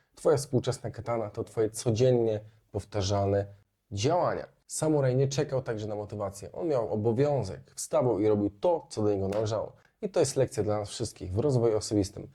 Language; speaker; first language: Polish; native; Polish